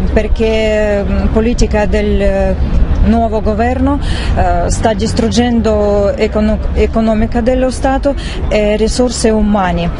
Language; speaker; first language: Italian; non-native, learner; Russian